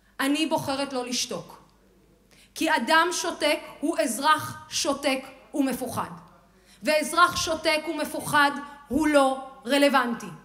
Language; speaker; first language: Hebrew; non-native, local second language; Arabic